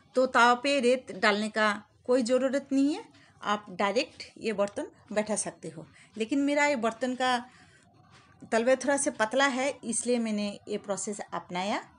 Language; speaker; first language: Hindi; non-native, local second language; Bangla